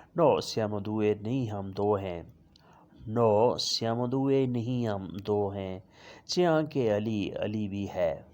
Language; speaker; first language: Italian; non-native, learner; Urdu